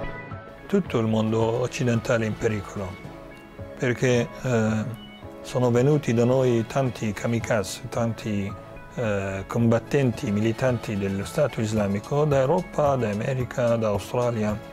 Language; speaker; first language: Italian; non-native, fluent; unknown